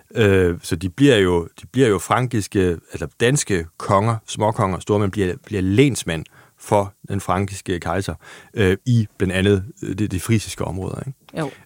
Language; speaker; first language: Danish; non-native, fluent; German